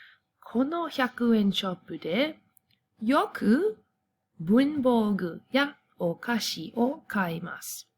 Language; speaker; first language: Japanese; non-native, fluent; English